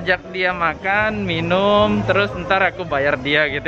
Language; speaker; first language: Indonesian; native; Indonesian